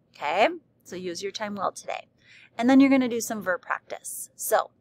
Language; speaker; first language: English; native; English